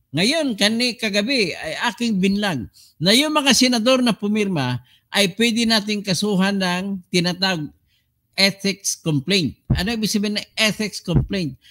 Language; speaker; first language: Filipino; non-native, local second language; Cebuano